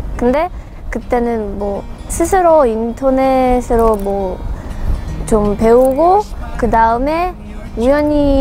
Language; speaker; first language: Korean; non-native, fluent; Russian